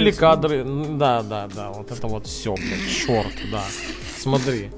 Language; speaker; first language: Russian; native; Russian